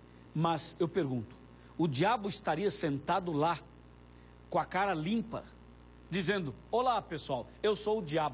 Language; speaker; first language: Portuguese; native; Portuguese